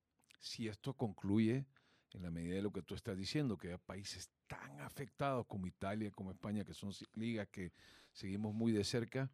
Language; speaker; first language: Spanish; native; Spanish